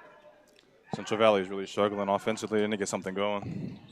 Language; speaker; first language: English; native; English